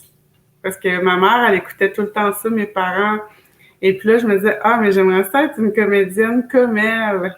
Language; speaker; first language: French; native; French